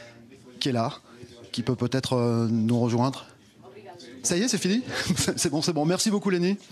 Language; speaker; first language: French; native; French